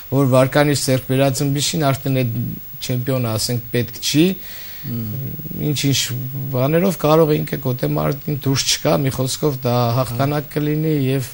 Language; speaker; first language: Armenian; native; Armenian